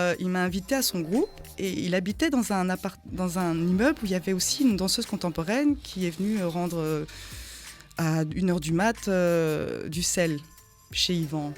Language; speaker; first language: French; early bilingual, other home language; Khmer